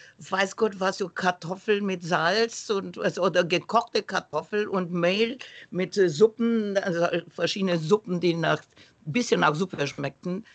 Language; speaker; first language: German; non-native, fluent; Romanian